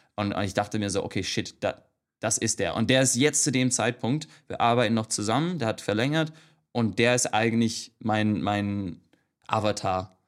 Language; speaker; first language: German; non-native, fluent; English